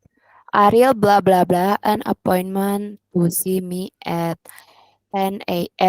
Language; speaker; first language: English; non-native, learner; Indonesian